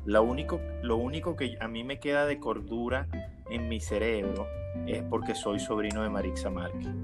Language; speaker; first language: Spanish; native; Spanish